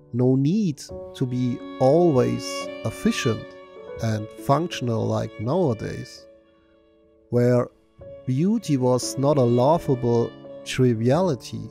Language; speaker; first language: English; non-native, fluent; German